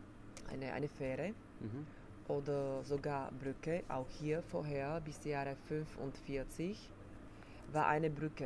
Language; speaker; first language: German; non-native, fluent; Slovak